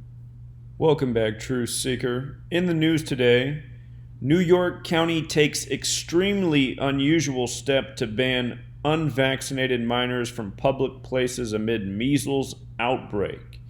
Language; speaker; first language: English; native; English